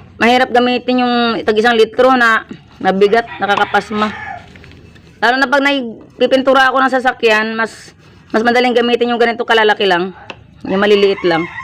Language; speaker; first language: Filipino; non-native, local second language; Hiligaynon